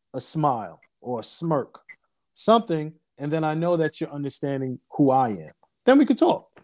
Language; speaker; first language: English; native; English